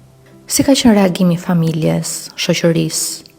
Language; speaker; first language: Albanian; native; Albanian